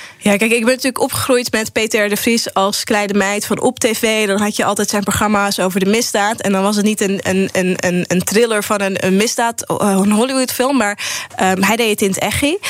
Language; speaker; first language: Dutch; early bilingual, other home language; Arabic